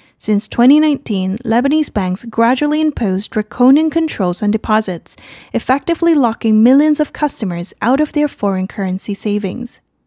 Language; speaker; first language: English; non-native, fluent; Chinese